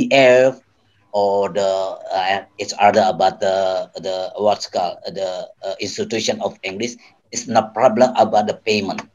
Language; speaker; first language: English; non-native, learner; Indonesian